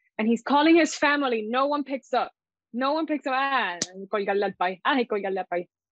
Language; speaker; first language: English; non-native, local second language; Spanish